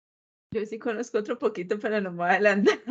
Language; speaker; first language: Spanish; native; Spanish